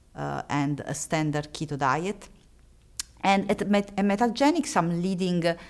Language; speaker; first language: English; non-native, fluent; Italian